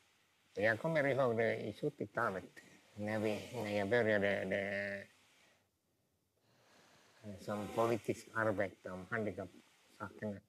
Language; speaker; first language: Swedish; non-native, local second language; Finnish